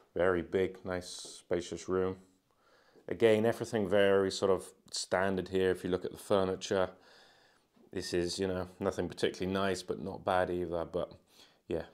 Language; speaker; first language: English; native; English